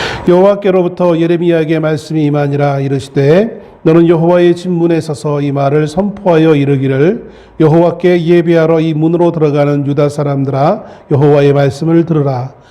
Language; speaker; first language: Korean; native; Korean